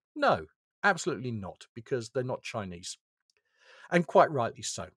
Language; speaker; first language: English; native; English